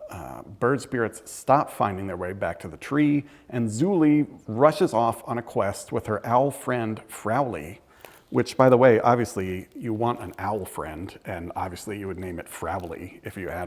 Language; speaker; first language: English; native; English